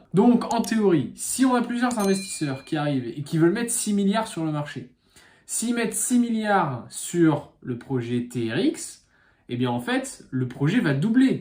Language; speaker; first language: French; native; French